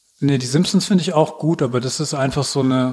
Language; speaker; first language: German; native; German